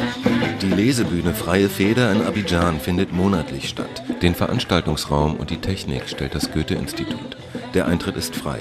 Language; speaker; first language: German; native; German